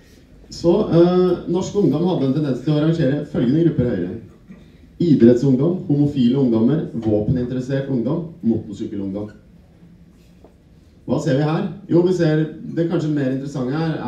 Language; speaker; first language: Norwegian; native; Norwegian